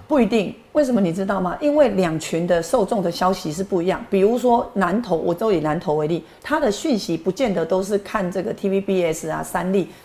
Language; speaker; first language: Chinese; native; Chinese